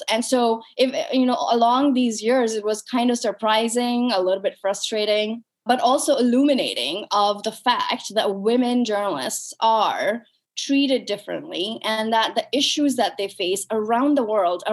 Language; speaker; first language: English; non-native, local second language; Urdu